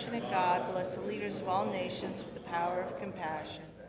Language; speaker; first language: English; native; English